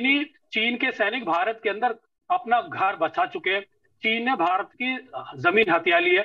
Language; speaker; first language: Hindi; native; Hindi